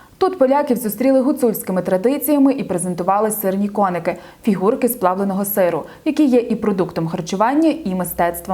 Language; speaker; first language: Ukrainian; native; Ukrainian